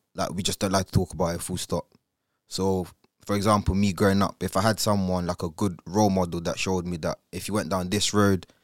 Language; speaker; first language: English; early bilingual, other home language; Italian